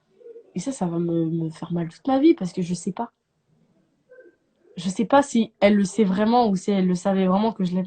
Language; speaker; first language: French; native; French